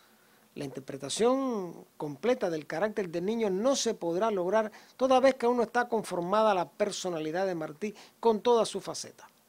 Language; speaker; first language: Spanish; native; Spanish